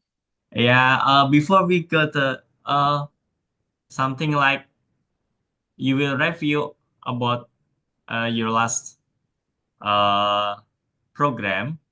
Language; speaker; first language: English; non-native, learner; Indonesian